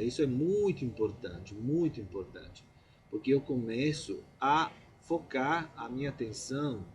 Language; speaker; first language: Portuguese; non-native, fluent; Italian